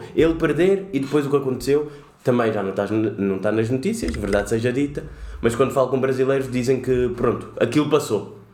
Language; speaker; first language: Portuguese; native; Portuguese